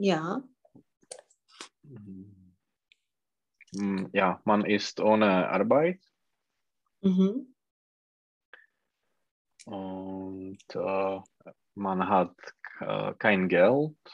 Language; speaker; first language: German; non-native, learner; Czech